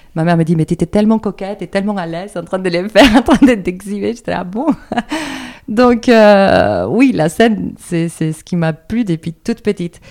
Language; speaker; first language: French; non-native, fluent; Spanish